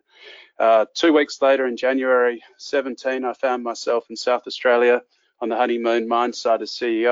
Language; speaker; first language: English; native; English